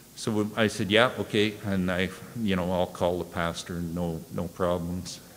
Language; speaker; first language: English; native; English